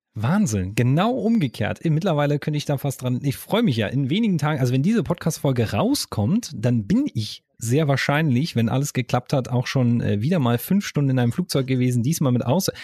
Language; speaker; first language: German; native; German